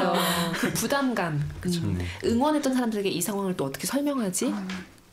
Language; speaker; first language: Korean; native; Korean